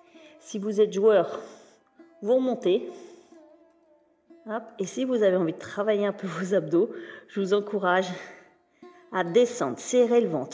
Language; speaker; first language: French; native; French